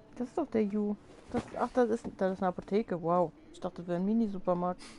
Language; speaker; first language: German; native; German